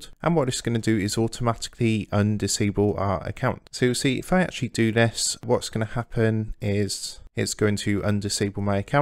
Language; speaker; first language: English; native; English